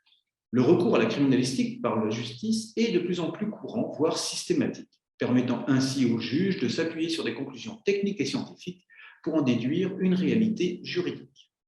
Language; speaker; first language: French; native; French